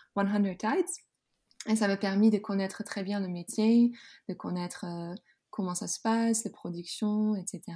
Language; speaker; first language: French; non-native, fluent; Dutch